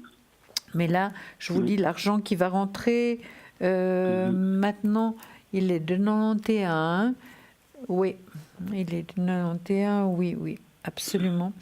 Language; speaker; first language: French; native; French